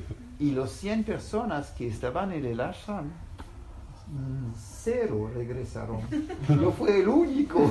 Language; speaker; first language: Spanish; non-native, fluent; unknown